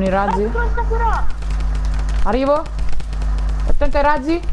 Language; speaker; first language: Italian; native; Italian